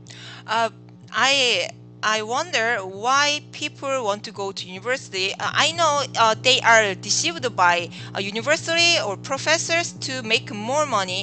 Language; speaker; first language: English; non-native, learner; Korean